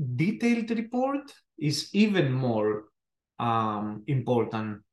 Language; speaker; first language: English; non-native, fluent; Greek